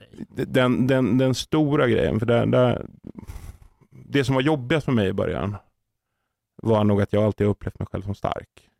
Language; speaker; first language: Swedish; native; Swedish